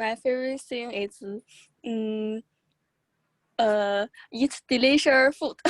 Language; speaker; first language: English; non-native, learner; Chinese